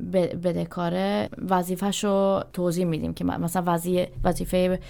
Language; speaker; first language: Persian; early bilingual, other home language; Swedish